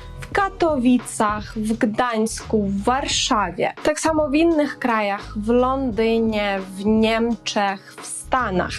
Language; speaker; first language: Polish; non-native, fluent; Ukrainian